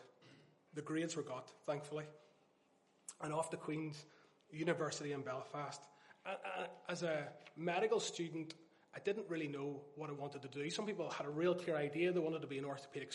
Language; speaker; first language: English; native; English